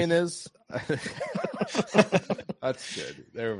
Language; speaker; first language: English; native; English